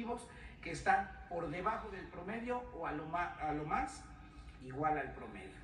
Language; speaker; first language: Spanish; native; Spanish